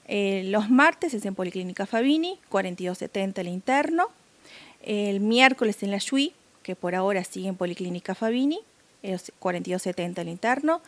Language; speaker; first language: Spanish; native; Spanish